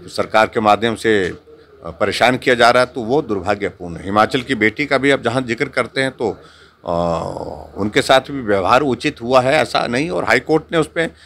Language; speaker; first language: Hindi; native; Hindi